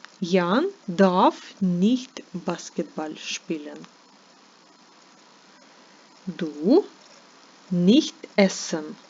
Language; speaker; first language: German; non-native, fluent; Ukrainian